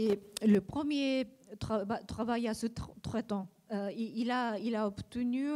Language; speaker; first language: French; non-native, learner; Japanese